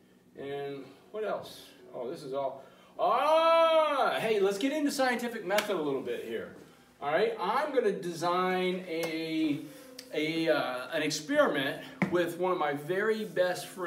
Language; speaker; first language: English; native; English